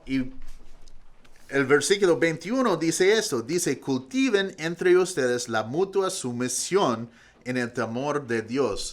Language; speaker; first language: Spanish; non-native, fluent; English